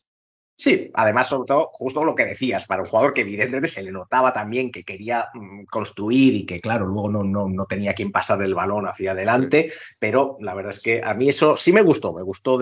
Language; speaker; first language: Spanish; native; Spanish